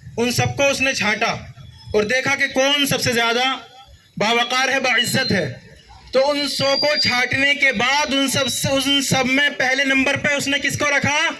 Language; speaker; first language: Urdu; native; Urdu